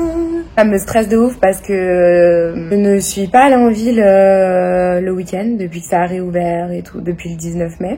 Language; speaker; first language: French; native; French